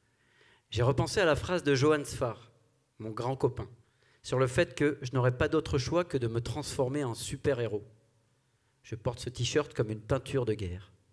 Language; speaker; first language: French; native; French